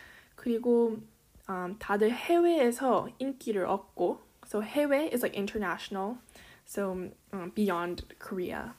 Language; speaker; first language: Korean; early bilingual, heritage; Korean